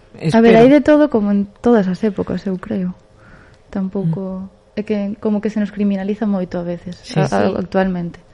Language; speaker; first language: Galician; native; Galician